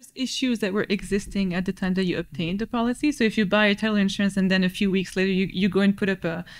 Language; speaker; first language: English; native; English